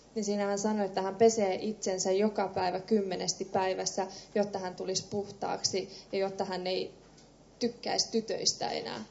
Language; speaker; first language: Finnish; early bilingual, other home language; Persian